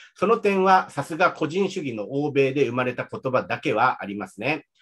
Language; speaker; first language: Japanese; native; Japanese